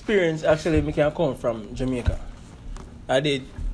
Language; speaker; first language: English; non-native, local second language; Jamaican Creole English